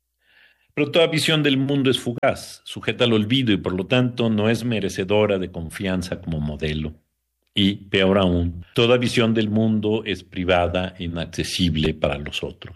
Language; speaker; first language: Spanish; native; Spanish